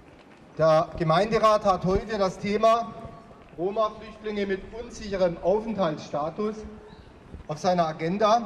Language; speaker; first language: German; native; German